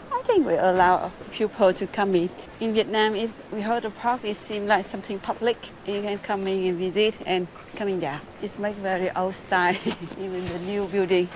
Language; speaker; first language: English; non-native, learner; Vietnamese